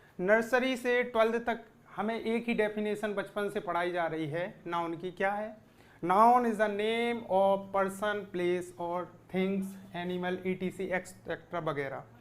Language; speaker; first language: Hindi; native; Hindi